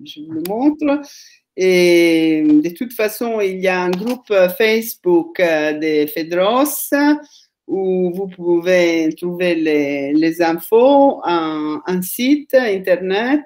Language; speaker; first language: French; non-native, fluent; Italian